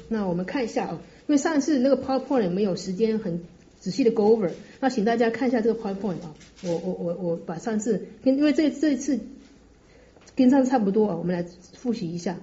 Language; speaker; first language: Chinese; native; Chinese